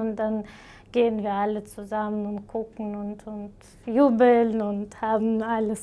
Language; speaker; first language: German; non-native, fluent; Romanian